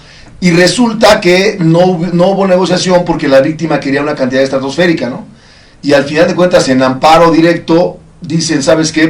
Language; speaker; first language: Spanish; native; Spanish